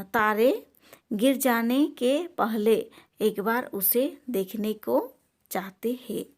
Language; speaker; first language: Hindi; non-native, local second language; Assamese